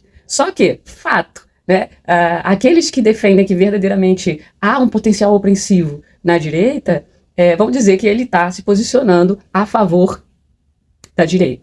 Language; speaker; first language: Portuguese; native; Portuguese